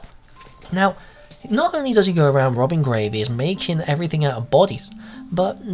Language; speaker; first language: English; native; English